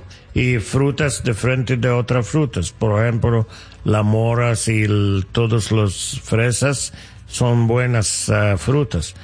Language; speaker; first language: Spanish; non-native, fluent; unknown